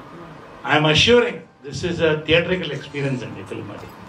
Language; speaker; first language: Telugu; native; Telugu